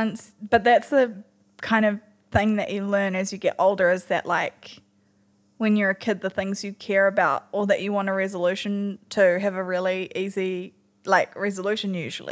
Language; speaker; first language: English; native; English